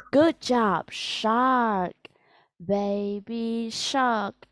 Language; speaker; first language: English; non-native, fluent; Vietnamese